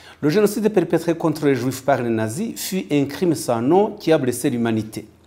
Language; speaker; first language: French; non-native, local second language; Kinyarwanda